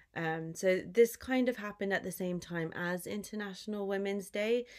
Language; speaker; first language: English; native; English